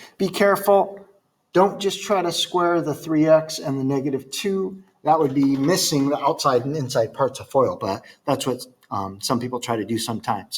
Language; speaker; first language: English; native; English